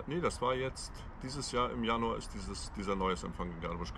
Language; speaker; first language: German; native; German